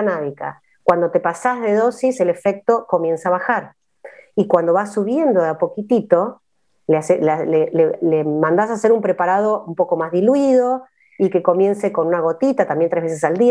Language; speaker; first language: Spanish; native; Spanish